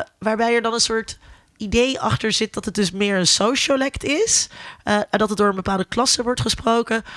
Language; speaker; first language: Dutch; native; Dutch